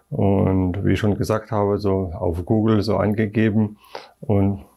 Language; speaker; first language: German; non-native, fluent; Polish